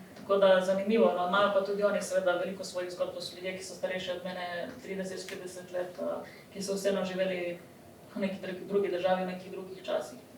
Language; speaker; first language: Slovenian; early bilingual, other home language; Bosnian